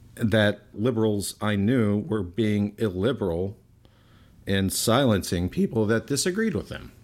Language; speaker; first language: English; native; English